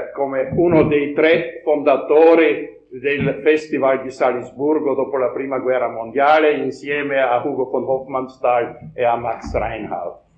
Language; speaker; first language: Italian; non-native, fluent; German